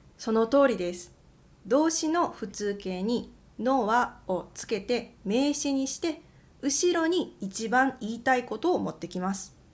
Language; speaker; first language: Japanese; native; Japanese